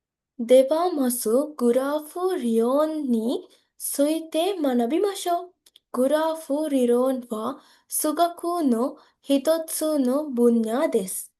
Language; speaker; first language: Japanese; non-native, learner; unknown